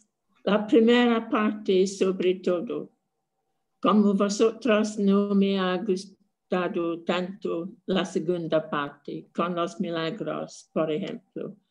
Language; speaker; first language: Spanish; non-native, fluent; English